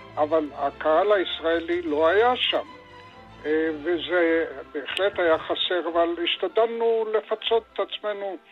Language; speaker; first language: Hebrew; native; Hebrew